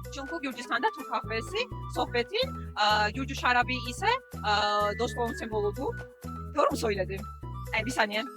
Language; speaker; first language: Turkish; non-native, fluent; Georgian